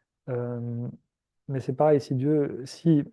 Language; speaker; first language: French; native; French